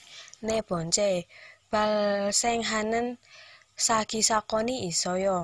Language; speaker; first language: Korean; non-native, learner; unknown